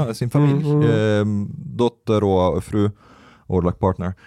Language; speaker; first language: Swedish; non-native, fluent; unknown